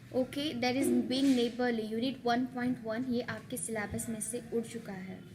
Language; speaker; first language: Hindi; non-native, local second language; Marathi